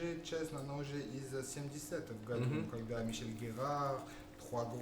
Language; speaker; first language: Russian; non-native, fluent; French